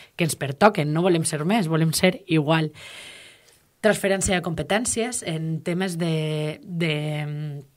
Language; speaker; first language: Catalan; native; Catalan